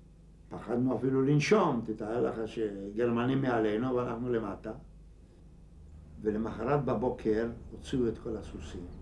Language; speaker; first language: Hebrew; non-native, fluent; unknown